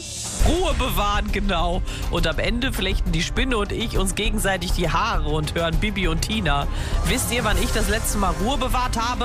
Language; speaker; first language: German; native; German